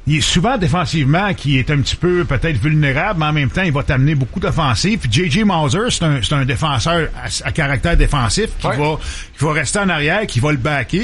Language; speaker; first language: French; native; French